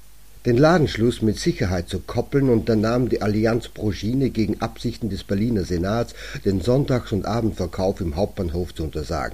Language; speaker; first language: German; native; German